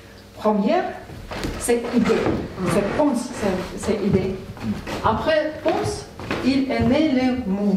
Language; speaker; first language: French; non-native, learner; Russian